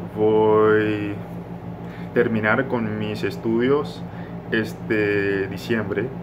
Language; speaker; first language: Spanish; non-native, learner; English